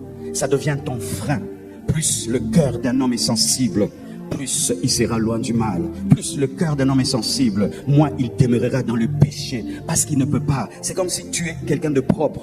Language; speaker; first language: French; non-native, local second language; Lingala